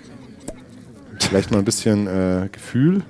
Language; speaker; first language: German; native; German